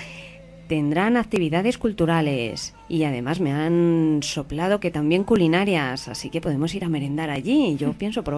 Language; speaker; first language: Spanish; native; Spanish